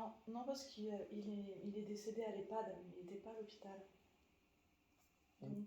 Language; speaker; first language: French; native; French